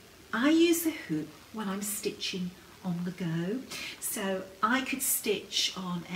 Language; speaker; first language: English; native; English